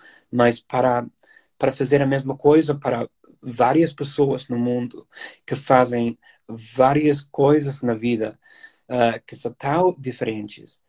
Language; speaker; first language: Portuguese; non-native, fluent; English